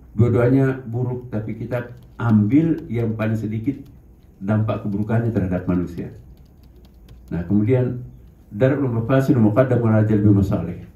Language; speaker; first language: Indonesian; non-native, local second language; Buginese